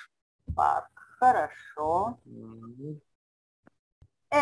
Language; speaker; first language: Russian; non-native, fluent; Spanish